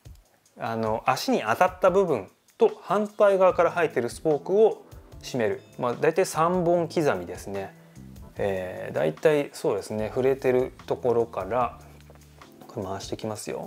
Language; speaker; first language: Japanese; native; Japanese